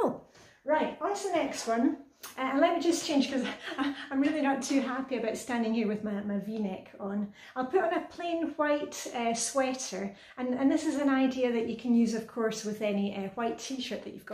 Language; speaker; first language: English; native; English